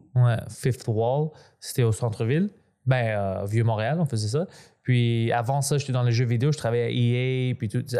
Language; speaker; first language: French; non-native, fluent; Greek